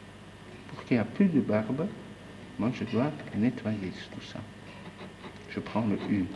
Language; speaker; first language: French; non-native, fluent; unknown